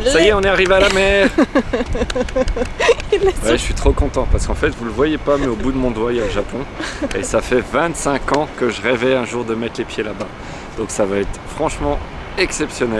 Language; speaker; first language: French; native; French